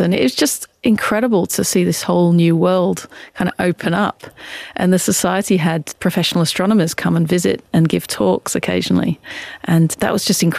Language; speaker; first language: English; native; English